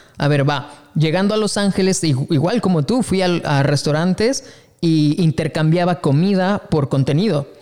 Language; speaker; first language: Spanish; native; Spanish